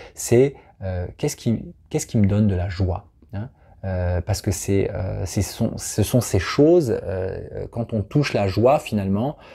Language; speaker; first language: French; native; French